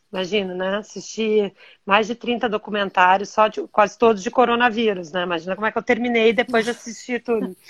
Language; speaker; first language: Portuguese; native; Portuguese